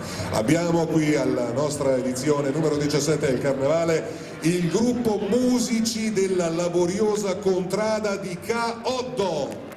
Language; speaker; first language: Italian; native; Italian